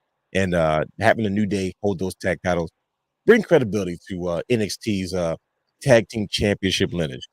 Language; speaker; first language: English; native; English